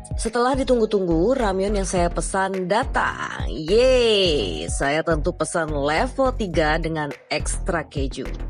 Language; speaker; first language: Indonesian; native; Indonesian